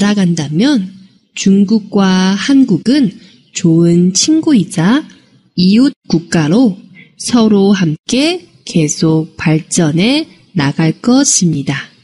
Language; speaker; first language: Korean; non-native, fluent; Chinese